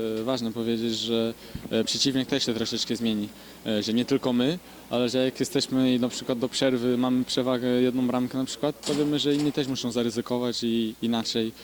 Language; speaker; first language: Polish; non-native, fluent; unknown